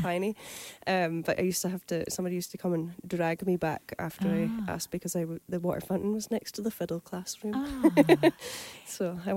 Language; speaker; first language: English; native; English